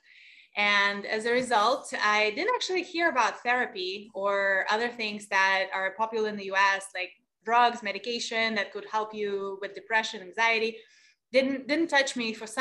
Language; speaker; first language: English; non-native, fluent; Russian